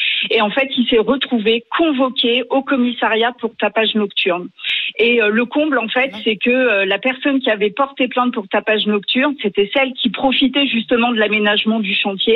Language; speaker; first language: French; native; French